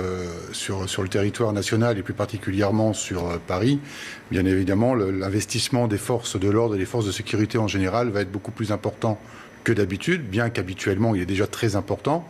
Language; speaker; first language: French; native; French